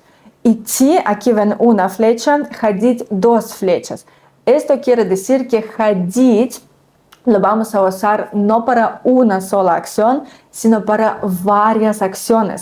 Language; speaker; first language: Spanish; non-native, fluent; Russian